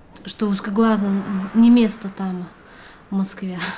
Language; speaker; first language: Russian; native; Russian